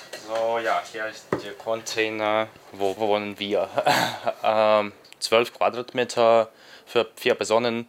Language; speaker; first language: German; non-native, learner; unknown